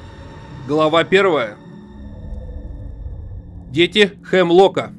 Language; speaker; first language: Russian; native; Russian